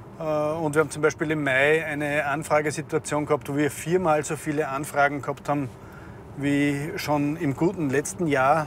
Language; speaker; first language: German; native; German